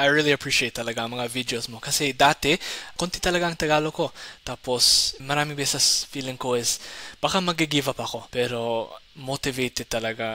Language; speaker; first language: Filipino; non-native, fluent; Somali